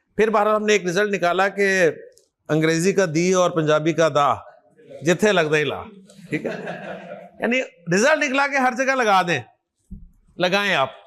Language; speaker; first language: Urdu; non-native, local second language; Punjabi